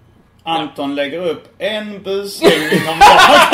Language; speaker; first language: Swedish; native; Swedish